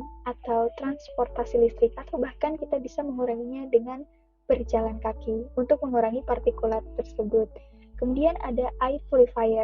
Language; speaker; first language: Indonesian; native; Indonesian